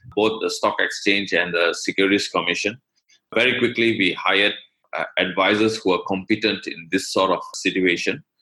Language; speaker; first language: English; non-native, local second language; Tamil